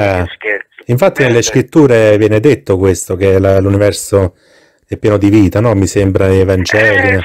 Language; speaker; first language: Italian; native; Italian